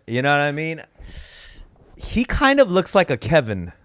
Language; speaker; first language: English; early bilingual, other home language; Korean